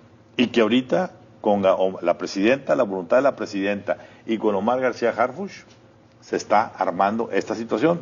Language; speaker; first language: Spanish; native; Spanish